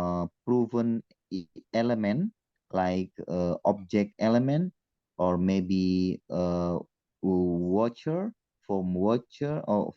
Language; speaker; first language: English; non-native, learner; Indonesian